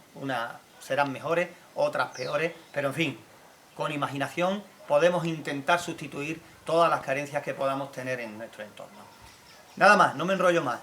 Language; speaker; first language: Spanish; native; Spanish